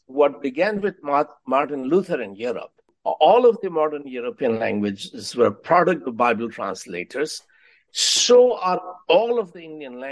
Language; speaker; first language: English; non-native, local second language; Hindi